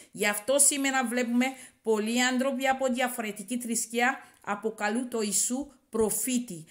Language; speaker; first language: Greek; non-native, learner; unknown